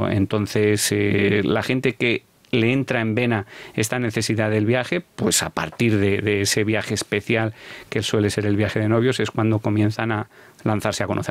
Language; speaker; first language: Spanish; native; Spanish